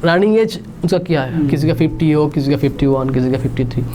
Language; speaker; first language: Hindi; non-native, local second language; Bangla